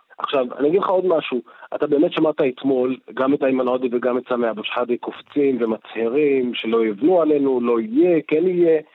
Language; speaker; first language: Hebrew; non-native, local second language; Arabic